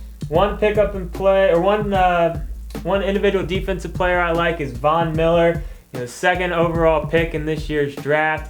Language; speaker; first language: English; native; English